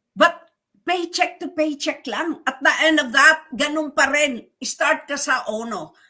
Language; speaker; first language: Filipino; non-native, local second language; Bikol